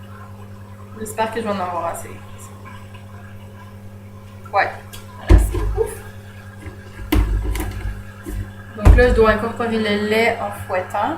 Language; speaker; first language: French; native; French